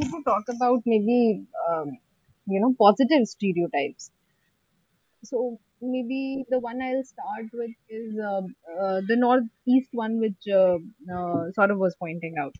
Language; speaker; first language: English; non-native, local second language; Hindi